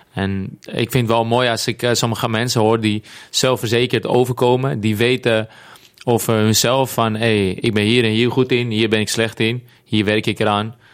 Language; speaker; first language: Dutch; non-native, fluent; Greek